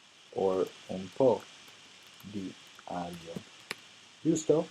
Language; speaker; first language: Italian; non-native, fluent; English